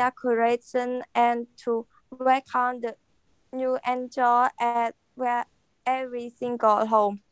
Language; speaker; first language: English; non-native, learner; Khmer